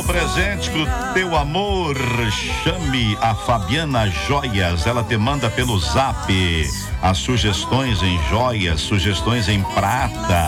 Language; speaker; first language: Portuguese; native; Portuguese